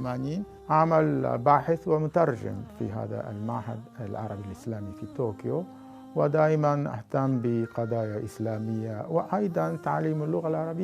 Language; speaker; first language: Arabic; non-native, fluent; Japanese